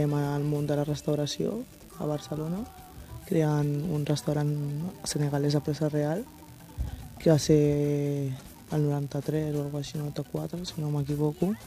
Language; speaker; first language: Catalan; early bilingual, other home language; Wolof